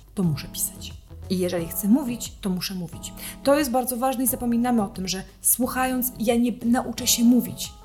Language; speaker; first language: Polish; native; Polish